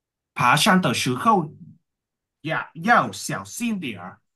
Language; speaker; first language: Chinese; non-native, learner; Vietnamese